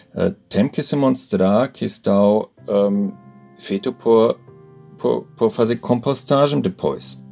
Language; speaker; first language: Portuguese; non-native, learner; German